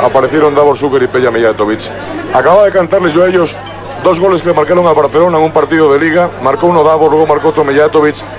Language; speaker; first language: Spanish; native; Spanish